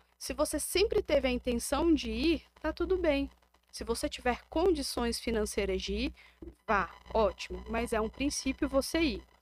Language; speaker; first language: Portuguese; native; Portuguese